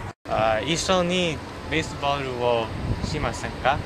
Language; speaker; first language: Japanese; non-native, learner; English